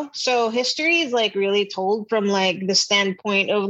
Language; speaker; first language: English; non-native, local second language; Filipino